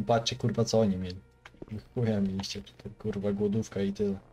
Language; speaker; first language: Polish; native; Polish